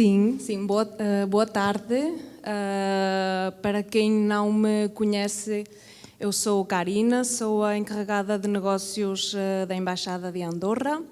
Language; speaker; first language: Portuguese; non-native, fluent; Catalan